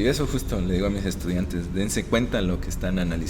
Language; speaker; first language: Spanish; native; Spanish